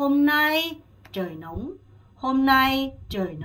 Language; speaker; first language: Vietnamese; non-native, fluent; Korean